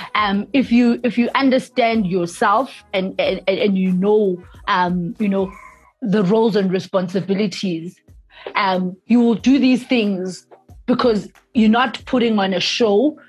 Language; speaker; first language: English; non-native, local second language; Zulu